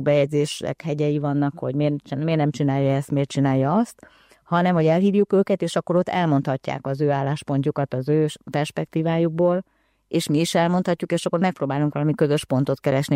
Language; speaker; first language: Hungarian; native; Hungarian